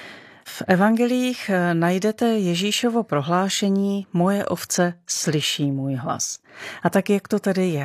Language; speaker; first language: Czech; native; Czech